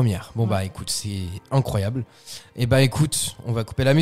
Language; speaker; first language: French; native; French